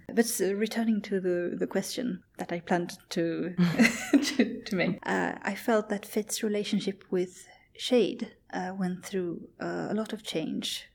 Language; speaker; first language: English; non-native, fluent; Swedish